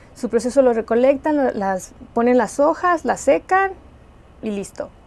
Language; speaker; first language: Spanish; native; Spanish